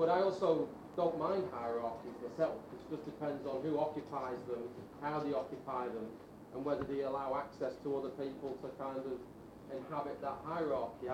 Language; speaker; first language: English; native; English